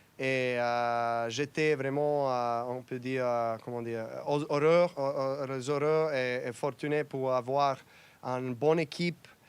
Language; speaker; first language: French; non-native, learner; Serbian